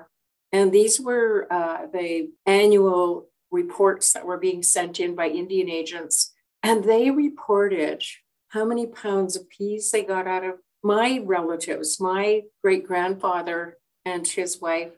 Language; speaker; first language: English; native; English